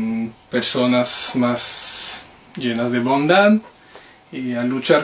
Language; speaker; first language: Spanish; non-native, fluent; French